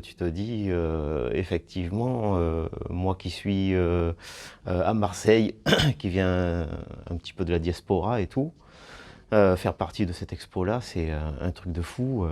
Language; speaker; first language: French; native; French